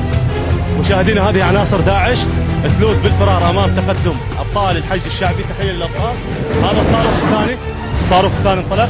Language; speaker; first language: Arabic; native; Arabic